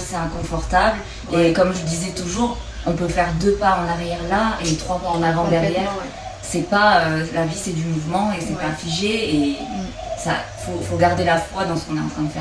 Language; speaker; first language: French; native; French